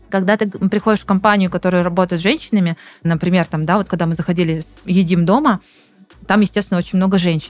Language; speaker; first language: Russian; native; Russian